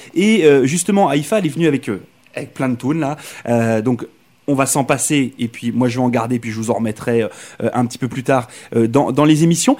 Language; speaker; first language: French; native; French